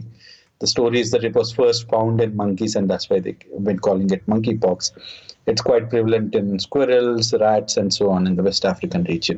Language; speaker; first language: English; non-native, local second language; Telugu